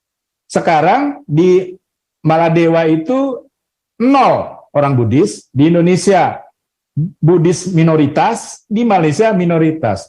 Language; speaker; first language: Indonesian; native; Indonesian